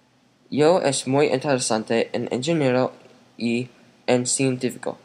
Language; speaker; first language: Spanish; non-native, learner; English